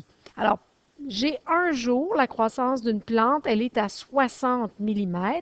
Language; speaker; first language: French; native; French